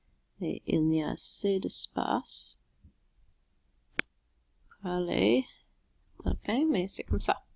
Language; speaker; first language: French; non-native, local second language; English